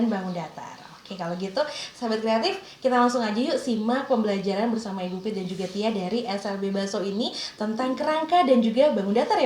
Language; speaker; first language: Indonesian; native; Indonesian